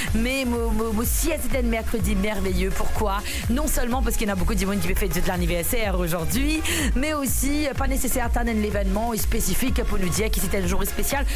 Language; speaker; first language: French; non-native, local second language; Morisyen